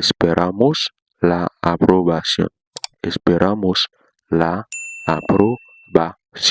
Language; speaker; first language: Spanish; non-native, learner; Haitian Creole